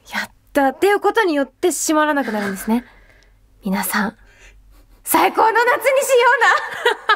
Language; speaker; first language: Japanese; native; Japanese